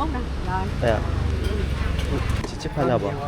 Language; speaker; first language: Korean; non-native, fluent; Vietnamese